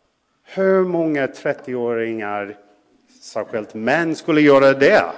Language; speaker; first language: Swedish; non-native, fluent; English